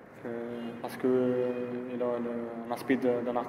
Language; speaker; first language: French; non-native, learner; Arabic